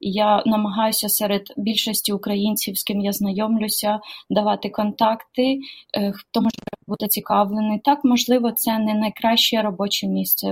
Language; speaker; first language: Ukrainian; native; Ukrainian